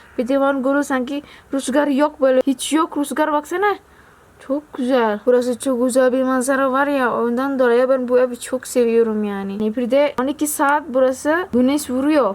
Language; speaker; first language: Turkish; non-native, learner; Indonesian